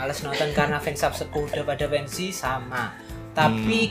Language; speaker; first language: Indonesian; native; Indonesian